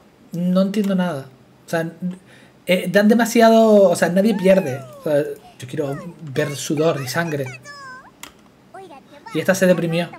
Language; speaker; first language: Spanish; native; Spanish